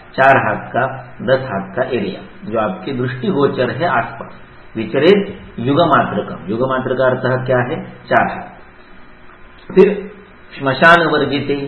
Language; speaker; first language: Hindi; non-native, local second language; Marathi